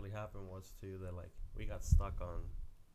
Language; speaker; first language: English; non-native, fluent; Spanish